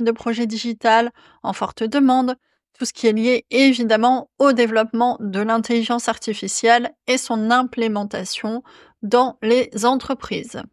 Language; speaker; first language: French; native; French